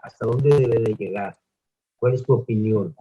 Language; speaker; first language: Spanish; native; Spanish